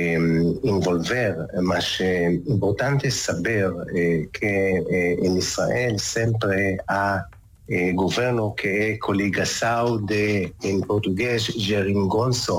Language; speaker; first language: Portuguese; non-native, learner; Hebrew